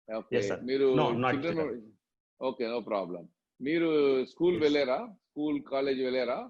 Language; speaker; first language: Telugu; non-native, local second language; Tamil